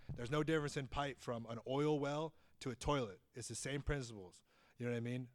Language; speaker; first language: English; native; English